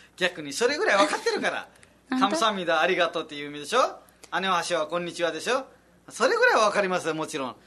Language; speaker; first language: Japanese; non-native, fluent; Nepali